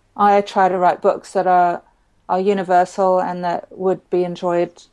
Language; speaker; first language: English; native; English